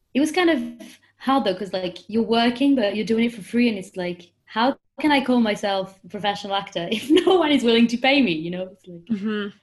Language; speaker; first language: English; non-native, fluent; French